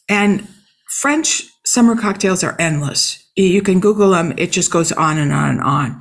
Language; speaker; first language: English; native; English